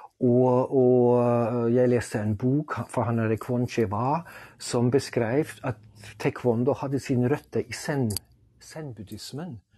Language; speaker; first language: Norwegian; non-native, fluent; German